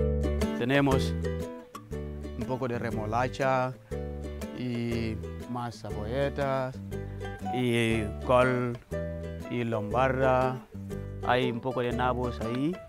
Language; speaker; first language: Spanish; non-native, learner; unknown